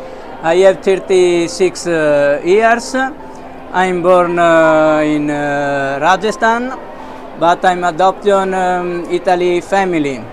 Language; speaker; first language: English; non-native, learner; Italian